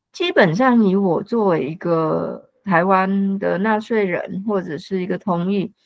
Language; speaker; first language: Chinese; non-native, fluent; Cantonese